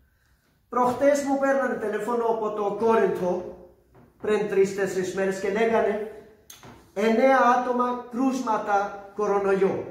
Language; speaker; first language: Greek; non-native, fluent; Urdu